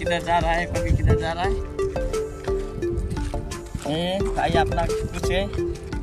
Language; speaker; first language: Hindi; non-native, learner; Nepali